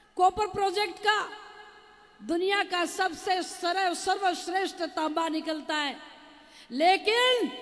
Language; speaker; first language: Hindi; native; Hindi